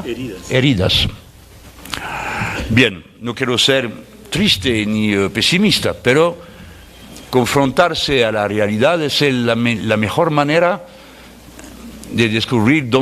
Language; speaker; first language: Spanish; non-native, fluent; French